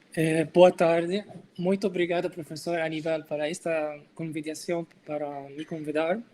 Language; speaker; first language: Portuguese; non-native, learner; Arabic